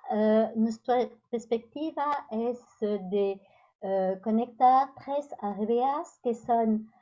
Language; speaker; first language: Spanish; non-native, fluent; French